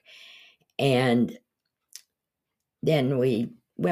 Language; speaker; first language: English; native; English